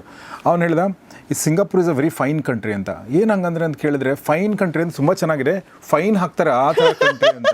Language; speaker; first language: Kannada; native; Kannada